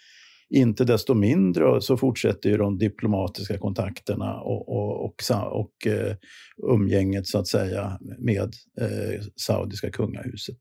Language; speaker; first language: Swedish; native; Swedish